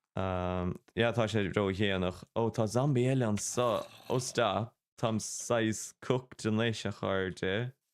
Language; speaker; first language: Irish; non-native, local second language; English